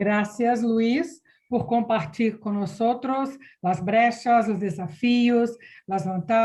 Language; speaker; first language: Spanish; non-native, learner; Portuguese